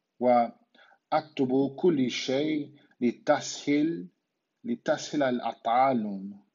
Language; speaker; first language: Arabic; non-native, learner; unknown